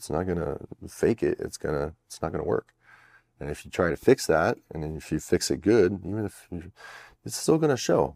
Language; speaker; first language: English; native; English